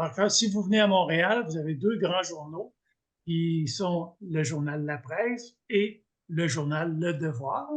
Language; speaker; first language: French; native; French